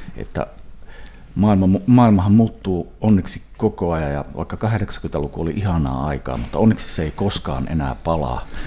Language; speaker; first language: Finnish; early bilingual, heritage; Finnish